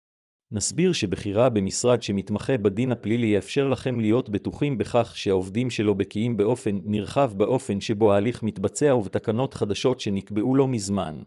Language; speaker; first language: Hebrew; native; Hebrew